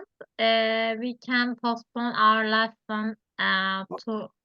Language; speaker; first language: English; non-native, learner; Turkish